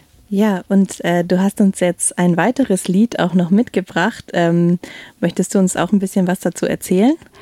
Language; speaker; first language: German; native; German